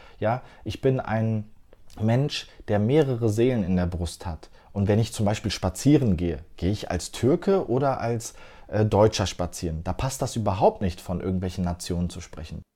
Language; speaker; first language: German; early bilingual, other home language; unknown